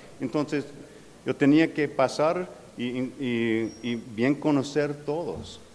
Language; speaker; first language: Spanish; non-native, learner; English